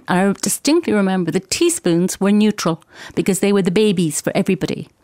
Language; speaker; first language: English; native; English